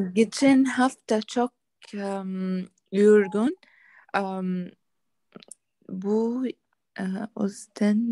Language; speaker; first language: Turkish; non-native, learner; Arabic